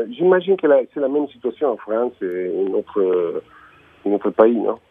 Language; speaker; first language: French; non-native, learner; Italian